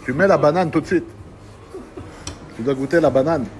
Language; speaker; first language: French; native; French